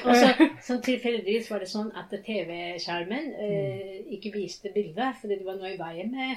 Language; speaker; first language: Norwegian; non-native, fluent; Japanese